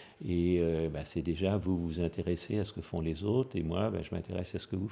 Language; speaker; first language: French; native; French